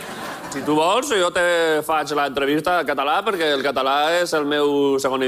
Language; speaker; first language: Catalan; non-native, local second language; Spanish